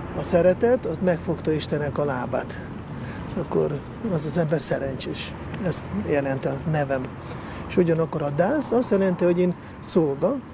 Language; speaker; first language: Hungarian; non-native, local second language; Russian